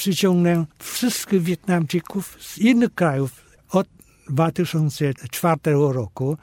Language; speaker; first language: Polish; non-native, fluent; Vietnamese